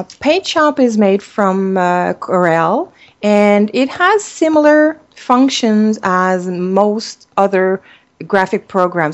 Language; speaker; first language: English; non-native, fluent; French